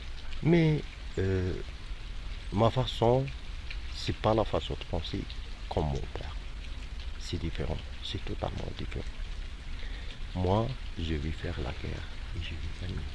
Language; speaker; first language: French; non-native, fluent; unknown